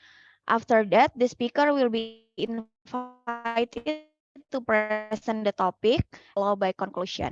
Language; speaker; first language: English; non-native, fluent; Indonesian